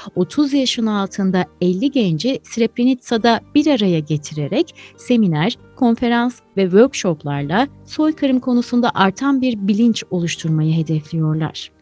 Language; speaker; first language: Turkish; native; Turkish